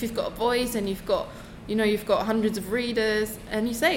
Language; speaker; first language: English; non-native, fluent; German